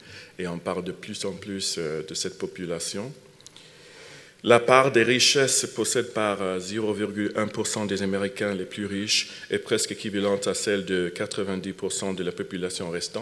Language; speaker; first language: French; non-native, fluent; English